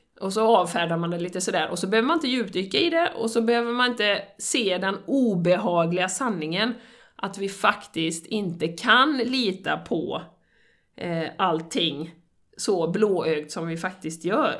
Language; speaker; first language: Swedish; native; Swedish